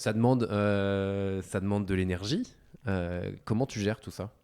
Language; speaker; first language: French; native; French